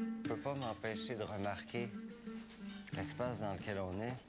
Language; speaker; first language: French; native; French